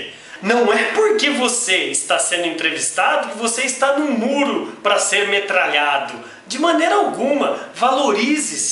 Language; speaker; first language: Portuguese; native; Portuguese